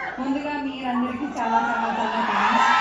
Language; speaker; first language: Telugu; non-native, fluent; Malayalam